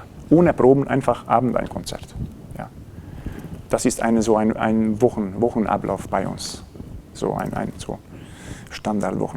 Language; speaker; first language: German; non-native, fluent; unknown